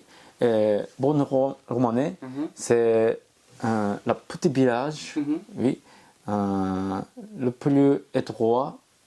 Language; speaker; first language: French; non-native, learner; Japanese